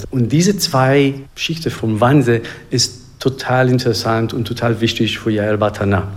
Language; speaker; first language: German; non-native, fluent; Hebrew